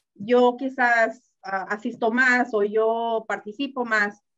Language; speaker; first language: Spanish; early bilingual, heritage; Spanish